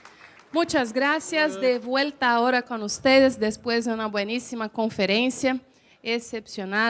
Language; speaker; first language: Spanish; non-native, fluent; Portuguese